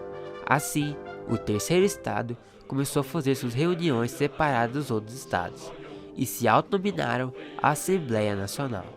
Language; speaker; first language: Portuguese; native; Portuguese